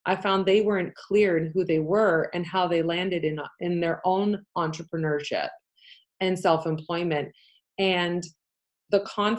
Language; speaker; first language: English; early bilingual, other home language; Polish